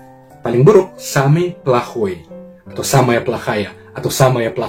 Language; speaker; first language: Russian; non-native, fluent; Indonesian